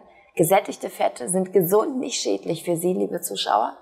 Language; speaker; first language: German; native; German